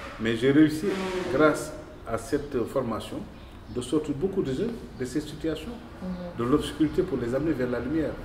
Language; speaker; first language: French; non-native, local second language; Wolof